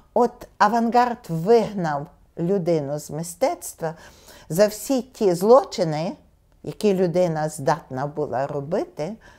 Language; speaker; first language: Ukrainian; native; Ukrainian